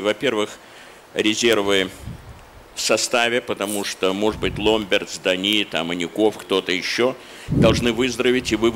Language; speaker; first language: Russian; native; Russian